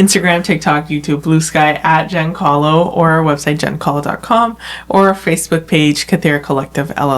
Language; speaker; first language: English; native; English